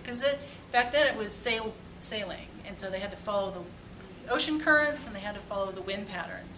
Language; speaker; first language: English; native; English